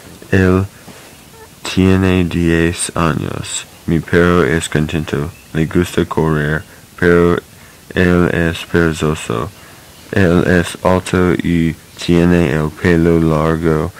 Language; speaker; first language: Spanish; non-native, learner; English